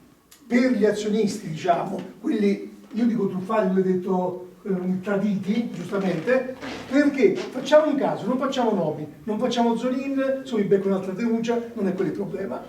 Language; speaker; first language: Italian; native; Italian